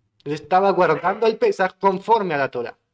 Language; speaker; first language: Spanish; native; Spanish